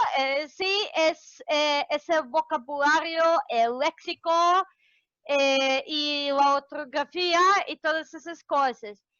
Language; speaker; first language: Spanish; non-native, fluent; Serbian